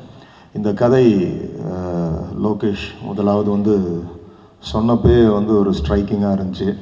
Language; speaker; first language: Tamil; native; Tamil